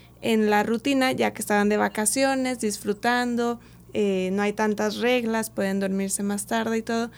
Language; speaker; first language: Spanish; native; Spanish